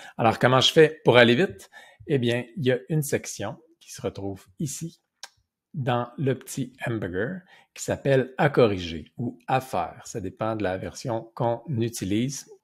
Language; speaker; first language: French; native; French